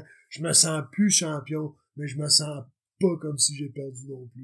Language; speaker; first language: French; native; French